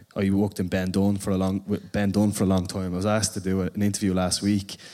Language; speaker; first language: English; native; English